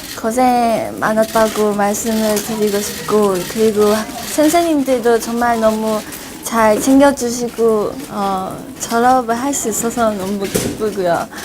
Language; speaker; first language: Korean; non-native, fluent; Chinese